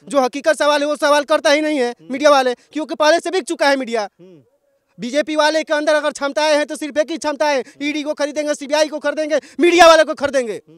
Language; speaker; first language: Hindi; native; Hindi